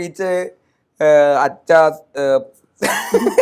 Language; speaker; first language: Hindi; non-native, local second language; Malayalam